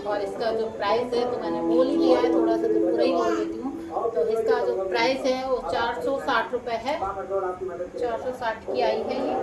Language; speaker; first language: Hindi; native; Hindi